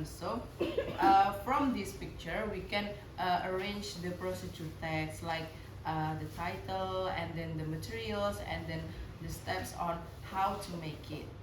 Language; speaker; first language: English; non-native, learner; Indonesian